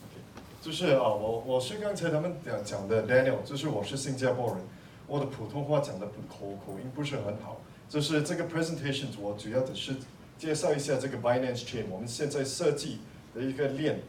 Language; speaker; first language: Chinese; non-native, local second language; English